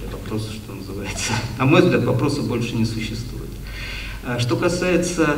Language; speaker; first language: Russian; native; Russian